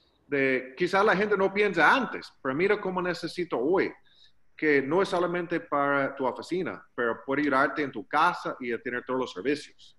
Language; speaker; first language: Spanish; non-native, learner; English